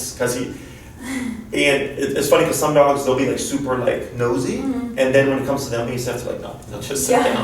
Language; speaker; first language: English; native; English